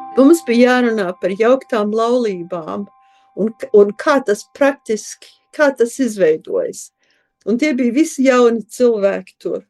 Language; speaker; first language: Latvian; early bilingual, heritage; Latvian